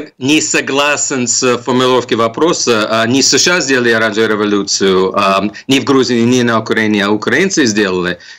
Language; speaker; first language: Russian; non-native, fluent; English